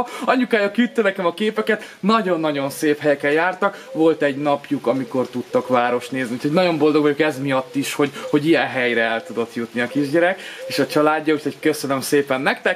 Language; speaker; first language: Hungarian; native; Hungarian